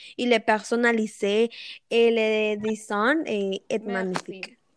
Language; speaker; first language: French; non-native, learner; Spanish